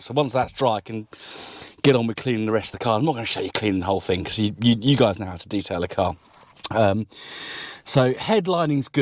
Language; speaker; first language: English; native; English